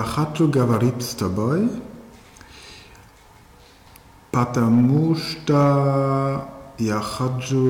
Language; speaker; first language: Russian; non-native, learner; German